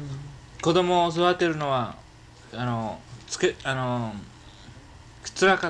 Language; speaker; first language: Japanese; early bilingual, heritage; Japanese